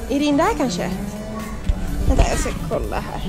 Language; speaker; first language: Swedish; native; Swedish